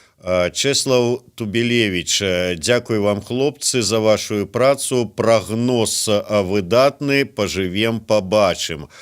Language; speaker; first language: Belarusian; native; Belarusian